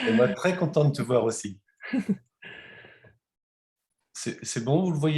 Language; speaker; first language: French; native; French